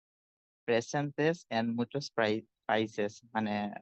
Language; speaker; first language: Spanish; non-native, learner; Bangla